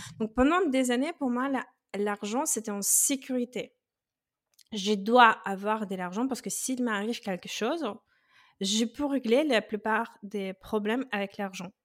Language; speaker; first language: French; non-native, fluent; Russian